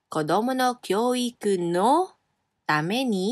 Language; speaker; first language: Japanese; non-native, fluent; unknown